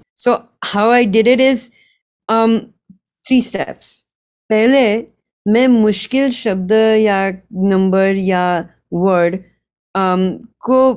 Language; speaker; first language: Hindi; early bilingual, heritage; Gujarati